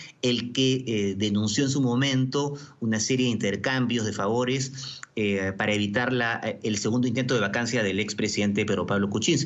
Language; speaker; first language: Spanish; native; Spanish